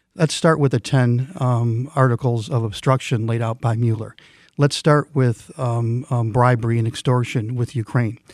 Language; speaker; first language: English; non-native, fluent; Swedish